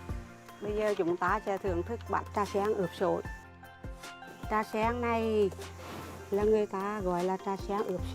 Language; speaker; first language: Vietnamese; native; Vietnamese